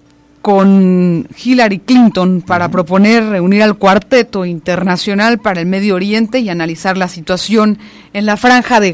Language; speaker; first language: Spanish; native; Spanish